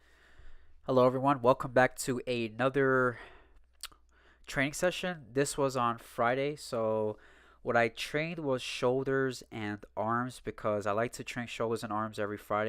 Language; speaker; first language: English; native; English